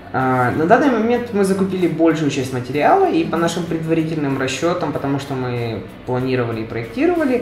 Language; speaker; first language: Russian; non-native, local second language; Ukrainian